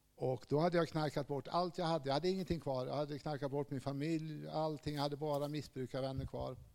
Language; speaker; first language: Swedish; native; Swedish